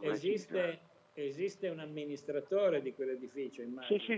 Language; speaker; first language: Italian; native; Italian